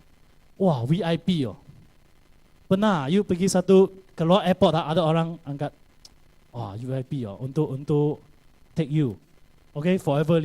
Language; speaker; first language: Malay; non-native, local second language; Chinese